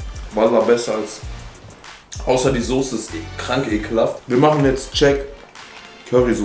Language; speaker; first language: German; native; German